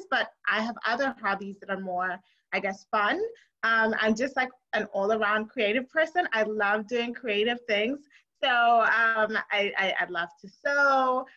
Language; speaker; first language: English; non-native, local second language; Shona